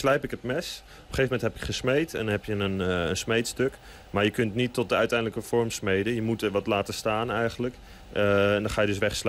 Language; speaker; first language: Dutch; native; Dutch